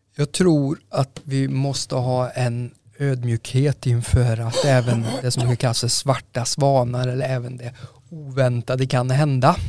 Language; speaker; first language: Swedish; native; Swedish